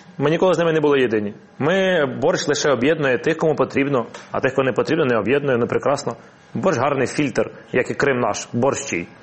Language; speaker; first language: Ukrainian; non-native, local second language; Russian